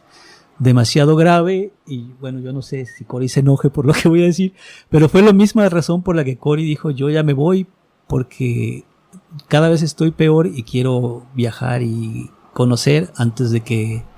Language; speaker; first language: Spanish; native; Spanish